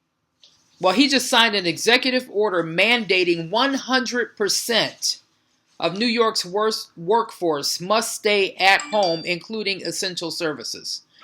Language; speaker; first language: English; native; English